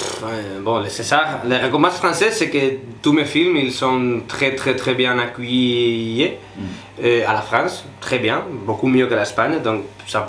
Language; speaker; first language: French; non-native, fluent; Spanish